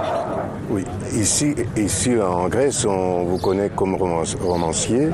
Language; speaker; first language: French; non-native, fluent; Greek